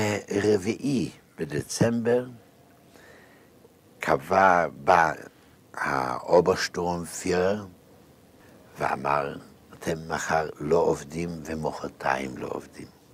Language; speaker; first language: Hebrew; non-native, fluent; Yiddish